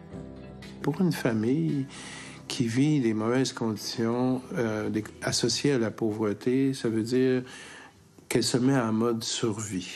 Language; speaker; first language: French; native; French